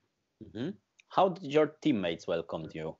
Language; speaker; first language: English; non-native, learner; Polish